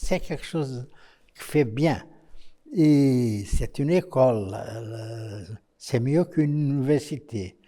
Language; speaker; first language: French; non-native, fluent; Portuguese